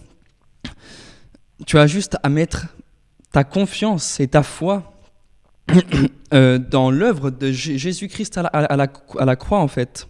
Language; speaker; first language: French; native; French